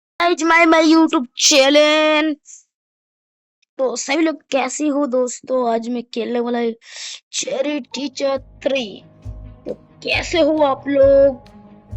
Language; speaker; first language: Hindi; non-native, learner; Bangla